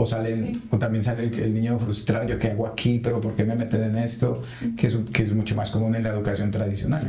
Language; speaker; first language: Spanish; native; Spanish